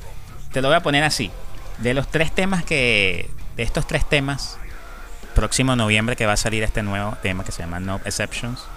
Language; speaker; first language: Spanish; native; Spanish